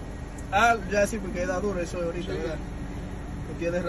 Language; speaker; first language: Spanish; native; Spanish